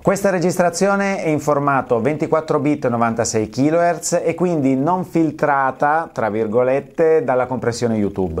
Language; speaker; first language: Italian; native; Italian